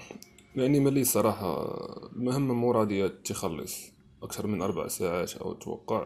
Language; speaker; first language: Arabic; native; Arabic